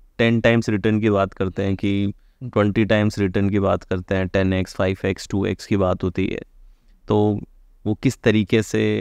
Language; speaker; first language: Hindi; native; Hindi